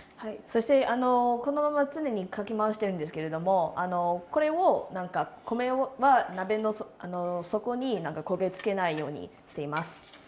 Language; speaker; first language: Japanese; non-native, fluent; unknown